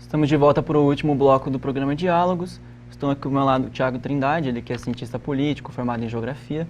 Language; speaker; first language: Portuguese; native; Portuguese